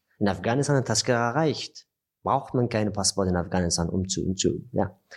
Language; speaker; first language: German; non-native, fluent; Persian